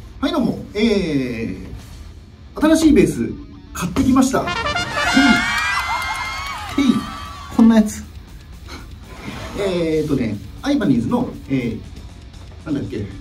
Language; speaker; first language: Japanese; native; Japanese